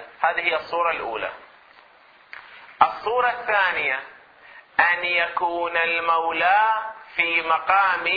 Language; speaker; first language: Arabic; native; Arabic